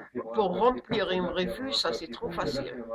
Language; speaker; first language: French; non-native, learner; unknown